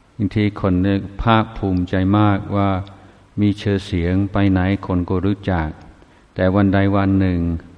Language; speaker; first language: Thai; non-native, fluent; English